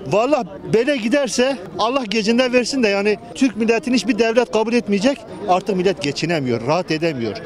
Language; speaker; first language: Turkish; native; Turkish